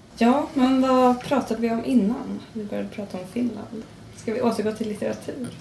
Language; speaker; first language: Swedish; native; Swedish